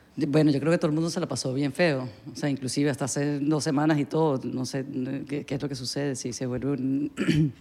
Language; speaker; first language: Spanish; native; Spanish